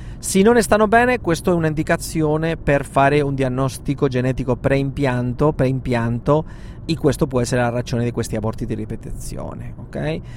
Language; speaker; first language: Italian; non-native, fluent; Spanish